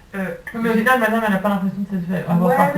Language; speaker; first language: French; native; French